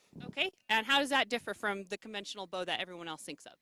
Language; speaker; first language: English; native; English